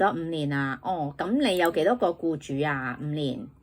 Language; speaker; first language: Cantonese; native; Cantonese